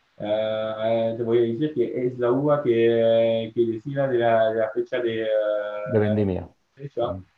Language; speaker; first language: Spanish; non-native, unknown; French